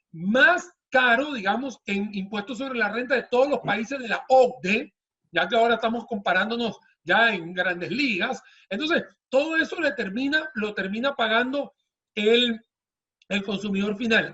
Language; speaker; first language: Spanish; native; Spanish